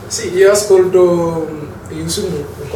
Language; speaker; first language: Italian; non-native, learner; Wolof